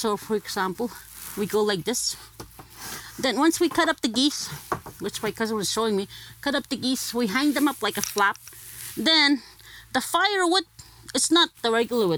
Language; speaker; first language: English; non-native, fluent; Cree